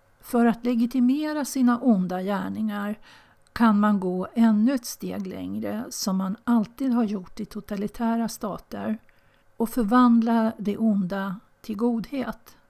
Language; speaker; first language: Swedish; native; Swedish